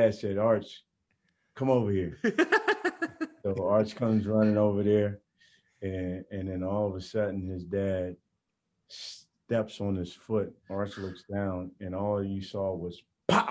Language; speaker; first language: English; native; English